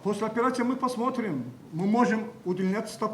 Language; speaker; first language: Russian; native; Russian